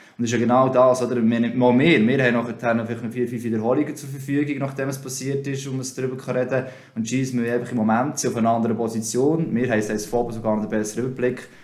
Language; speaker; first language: German; native; German